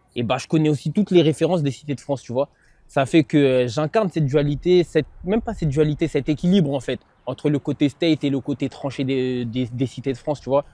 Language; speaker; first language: French; native; French